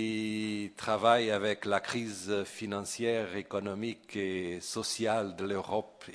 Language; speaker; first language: French; non-native, fluent; Portuguese